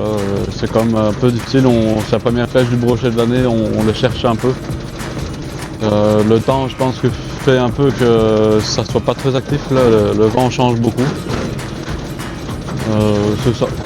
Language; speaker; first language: French; native; French